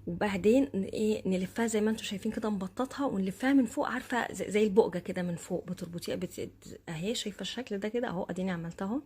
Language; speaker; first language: Arabic; native; Arabic